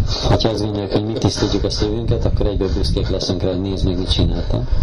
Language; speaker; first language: Hungarian; native; Hungarian